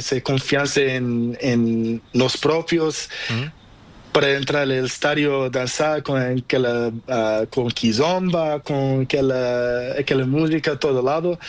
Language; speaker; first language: Spanish; non-native, learner; Portuguese